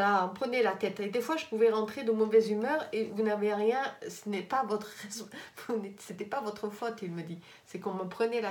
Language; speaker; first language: French; native; French